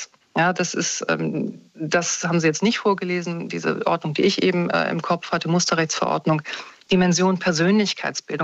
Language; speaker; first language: German; native; German